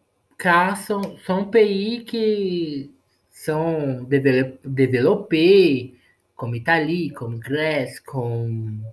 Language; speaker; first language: French; non-native, learner; Portuguese